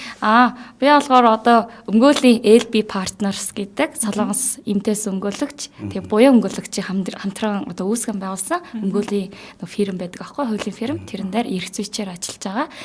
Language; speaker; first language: Mongolian; non-native, fluent; Korean